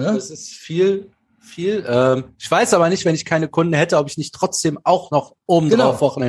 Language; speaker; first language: German; native; German